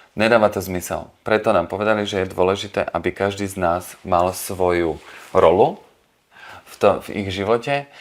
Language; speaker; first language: Slovak; native; Slovak